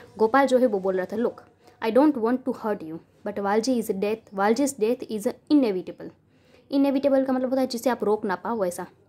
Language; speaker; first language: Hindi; non-native, local second language; Gujarati